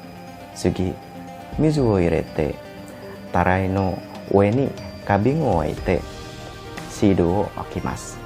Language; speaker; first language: Japanese; non-native, learner; Indonesian